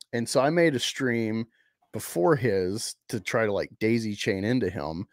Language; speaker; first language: English; native; English